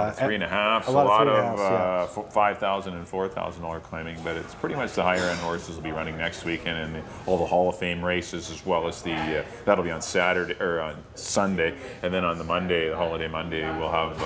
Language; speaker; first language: English; native; English